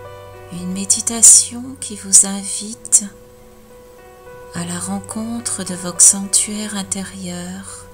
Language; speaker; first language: French; native; French